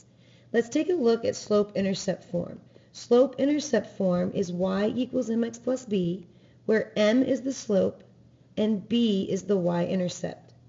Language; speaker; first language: English; native; English